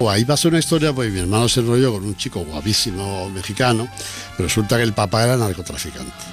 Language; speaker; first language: Spanish; native; Spanish